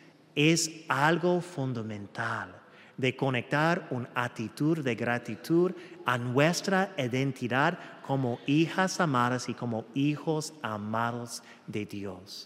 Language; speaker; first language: Spanish; non-native, fluent; English